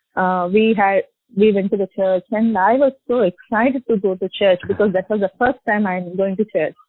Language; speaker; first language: English; non-native, local second language; Telugu